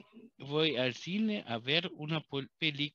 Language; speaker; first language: Spanish; non-native, learner; German